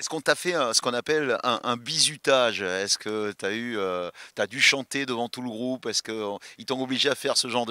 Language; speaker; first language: French; native; French